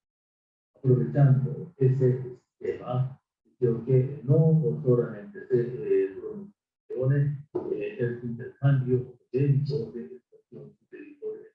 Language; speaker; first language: Spanish; non-native, fluent; Japanese